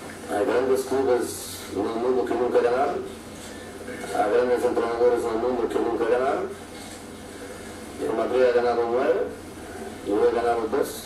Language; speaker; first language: Spanish; non-native, fluent; Portuguese